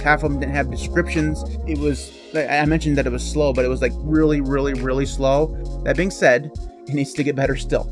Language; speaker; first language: English; native; English